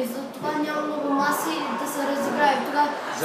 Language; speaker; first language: Bulgarian; early bilingual, heritage; Bulgarian